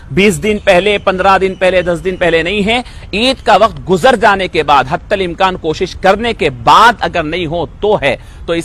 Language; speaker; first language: Urdu; native; Urdu